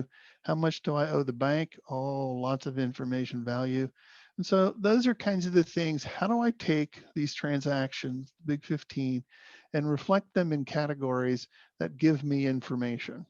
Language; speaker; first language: English; native; English